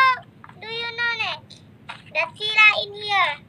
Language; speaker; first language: English; non-native, learner; Indonesian